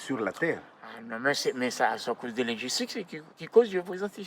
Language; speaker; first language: French; non-native, local second language; Haitian Creole